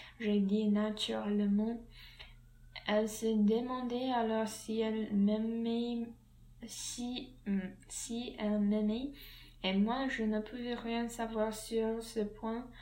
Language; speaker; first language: French; non-native, learner; English